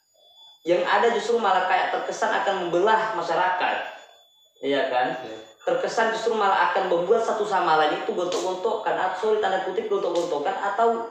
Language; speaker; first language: Indonesian; native; Indonesian